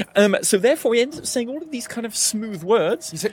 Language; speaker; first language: English; native; English